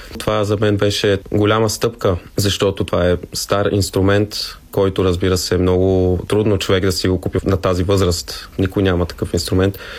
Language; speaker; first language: Bulgarian; native; Bulgarian